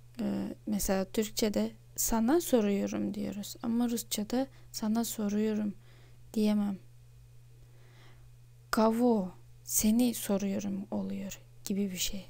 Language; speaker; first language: Turkish; non-native, fluent; Russian